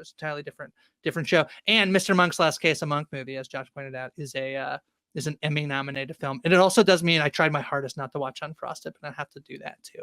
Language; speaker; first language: English; native; English